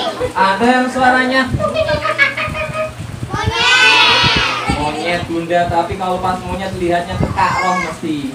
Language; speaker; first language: Indonesian; native; Indonesian